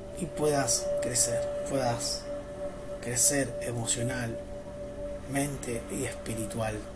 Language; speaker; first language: Spanish; native; Spanish